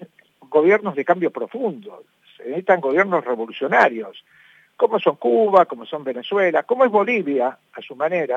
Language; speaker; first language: Spanish; native; Spanish